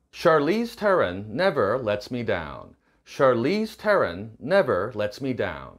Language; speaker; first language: English; non-native, fluent; Korean